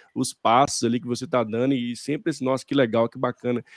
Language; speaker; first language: Portuguese; native; Portuguese